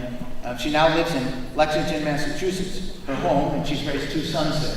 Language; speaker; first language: English; native; English